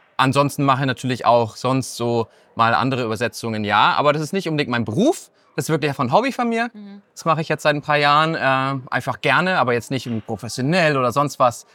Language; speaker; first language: German; native; German